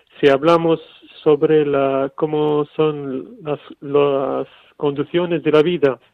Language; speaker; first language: Spanish; non-native, fluent; Arabic